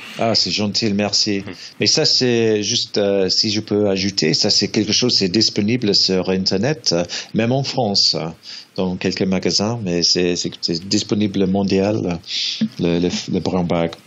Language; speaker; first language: French; non-native, learner; English